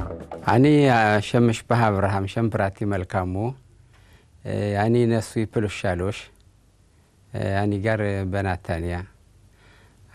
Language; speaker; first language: Hebrew; non-native, fluent; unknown